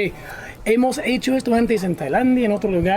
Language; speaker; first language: Spanish; non-native, learner; English